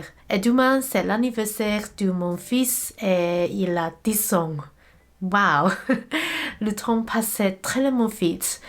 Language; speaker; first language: French; non-native, learner; Cantonese